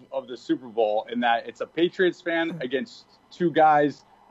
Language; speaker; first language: English; native; English